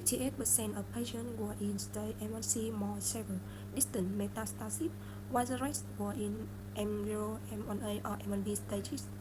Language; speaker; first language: English; non-native, learner; Vietnamese